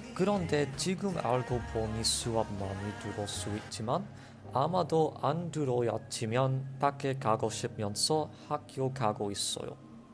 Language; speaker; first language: Korean; non-native, learner; English